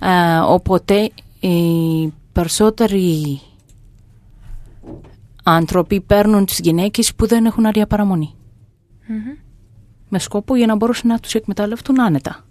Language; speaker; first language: Greek; non-native, fluent; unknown